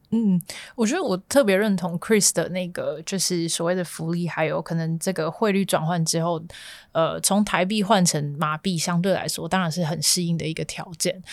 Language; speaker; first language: Chinese; native; Chinese